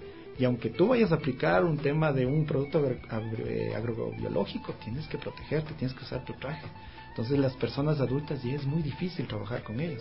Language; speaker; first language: Spanish; native; Spanish